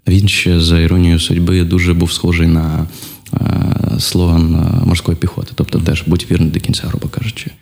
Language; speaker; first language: Ukrainian; non-native, local second language; Russian